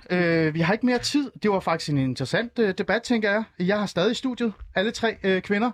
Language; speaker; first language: Danish; early bilingual, other home language; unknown